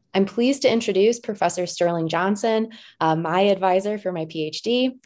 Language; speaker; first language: English; native; English